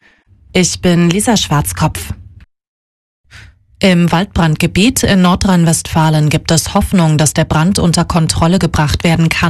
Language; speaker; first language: German; native; German